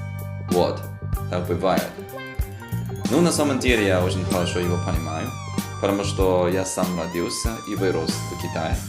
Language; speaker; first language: Russian; non-native, fluent; Chinese